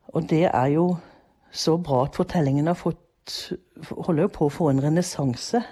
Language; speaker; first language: Norwegian; early bilingual, other home language; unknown